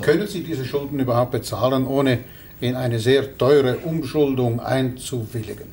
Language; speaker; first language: German; native; German